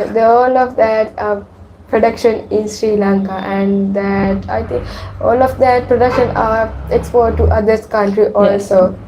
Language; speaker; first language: English; non-native, learner; Sinhala